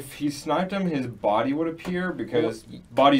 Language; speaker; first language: English; native; English